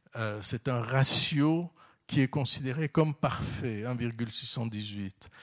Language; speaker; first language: French; early bilingual, other home language; Turkish